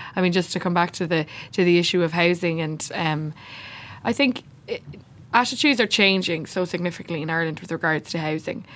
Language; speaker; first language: English; native; English